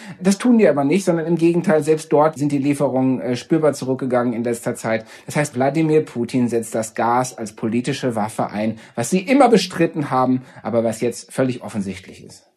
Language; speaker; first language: German; native; German